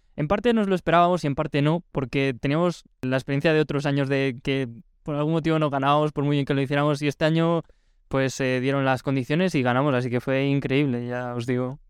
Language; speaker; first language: Spanish; native; Spanish